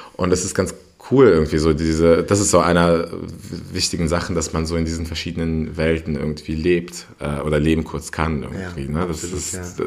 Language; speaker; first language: German; non-native, fluent; Russian